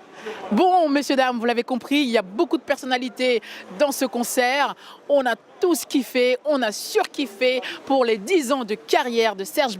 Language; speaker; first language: French; native; French